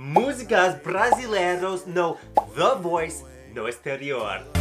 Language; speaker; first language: Portuguese; non-native, learner; English